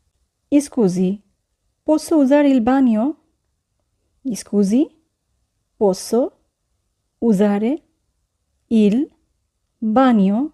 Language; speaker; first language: Italian; non-native, fluent; Bangla